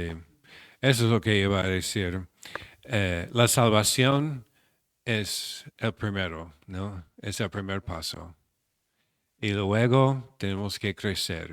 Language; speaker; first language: Spanish; non-native, fluent; English